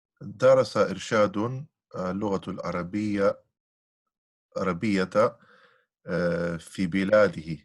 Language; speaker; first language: Arabic; non-native, learner; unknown